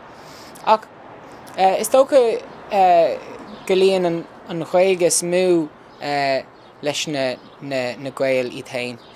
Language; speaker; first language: Irish; early bilingual, heritage; English